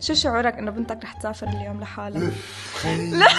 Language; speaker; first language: Arabic; native; Arabic